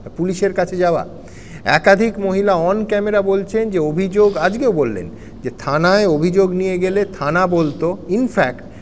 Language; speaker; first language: Bangla; native; Bangla